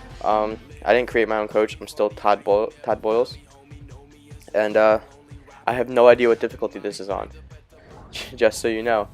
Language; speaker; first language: English; native; English